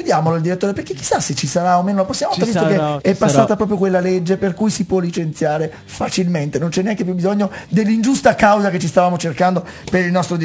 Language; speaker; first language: Italian; native; Italian